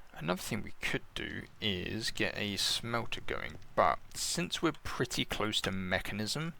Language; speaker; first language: English; native; English